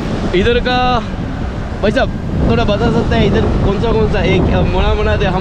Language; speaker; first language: Hindi; non-native, local second language; Sinhala